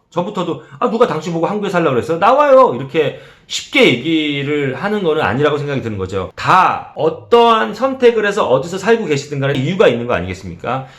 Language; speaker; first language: Korean; native; Korean